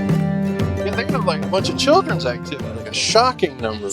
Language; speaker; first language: English; native; English